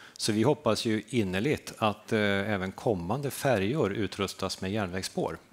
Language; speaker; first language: Swedish; native; Swedish